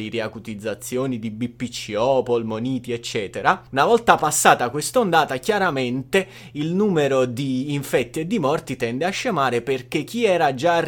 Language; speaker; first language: Italian; native; Italian